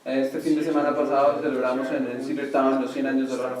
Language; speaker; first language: Spanish; native; Spanish